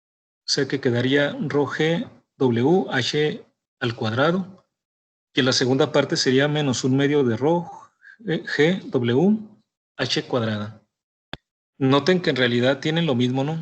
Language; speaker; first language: Spanish; native; Spanish